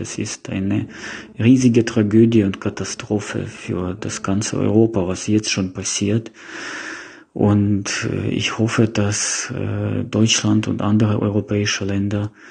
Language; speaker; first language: German; non-native, fluent; Ukrainian